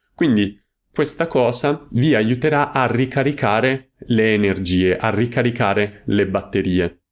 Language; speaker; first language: Italian; native; Italian